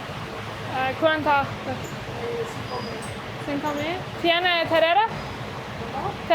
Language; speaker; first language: Spanish; non-native, learner; Persian